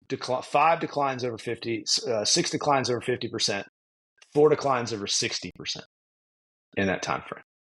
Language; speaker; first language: English; native; English